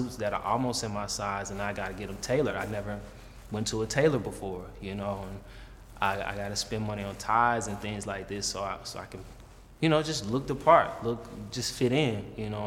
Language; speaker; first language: English; native; English